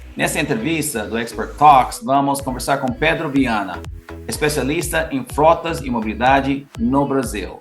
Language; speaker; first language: Portuguese; non-native, learner; English